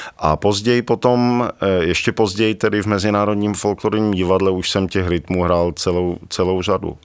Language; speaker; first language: Czech; native; Czech